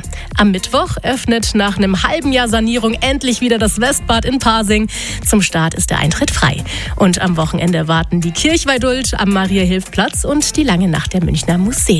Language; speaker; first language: German; native; German